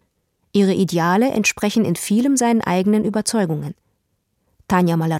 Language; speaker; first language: German; native; German